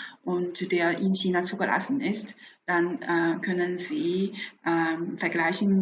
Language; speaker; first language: German; non-native, fluent; Chinese